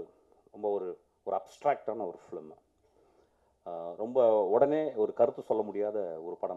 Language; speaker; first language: Tamil; native; Tamil